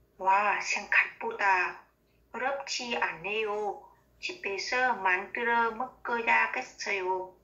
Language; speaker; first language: Korean; non-native, learner; Vietnamese